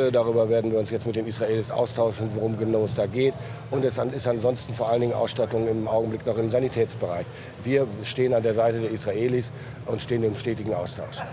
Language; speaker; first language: German; native; German